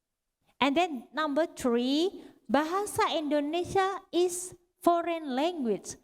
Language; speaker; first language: English; non-native, learner; Indonesian